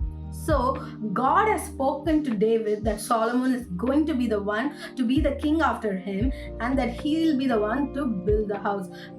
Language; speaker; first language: English; non-native, local second language; Tamil